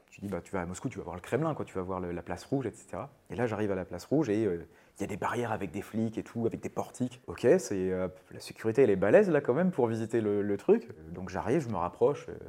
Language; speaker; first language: French; native; French